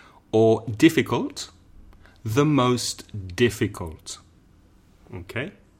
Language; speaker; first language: English; native; English